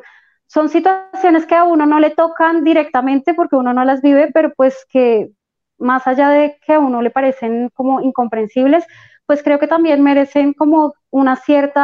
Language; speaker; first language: Spanish; native; Spanish